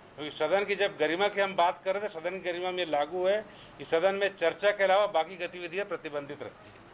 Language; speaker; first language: Hindi; native; Hindi